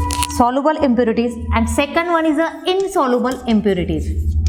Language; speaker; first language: English; non-native, local second language; Marathi